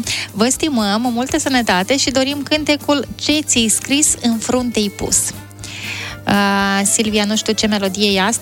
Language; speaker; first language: Romanian; native; Romanian